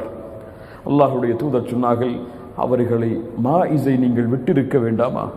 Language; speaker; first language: Tamil; native; Tamil